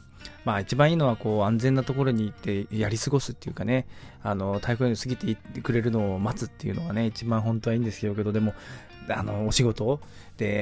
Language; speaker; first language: Japanese; native; Japanese